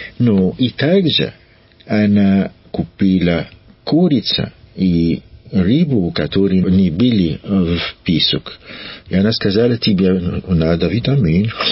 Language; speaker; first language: Russian; non-native, learner; French